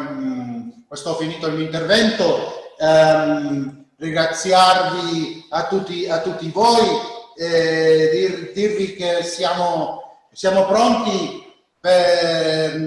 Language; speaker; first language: Italian; non-native, learner; Spanish